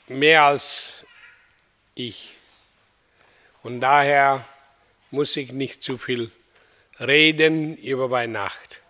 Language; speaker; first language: German; non-native, fluent; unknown